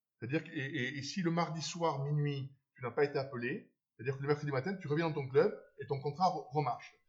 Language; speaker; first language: French; native; French